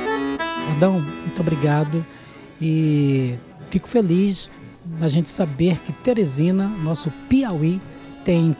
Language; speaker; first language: Portuguese; native; Portuguese